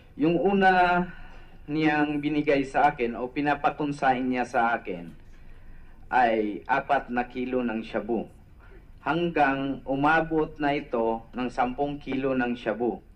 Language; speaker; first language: Filipino; non-native, local second language; Cebuano